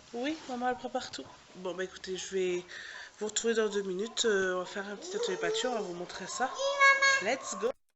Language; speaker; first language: French; native; French